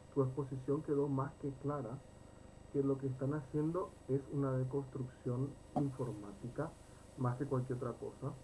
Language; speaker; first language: Spanish; native; Spanish